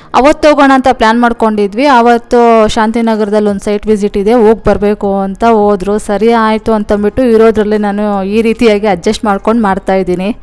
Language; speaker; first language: Kannada; native; Kannada